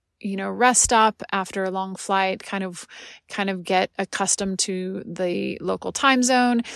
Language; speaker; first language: English; native; English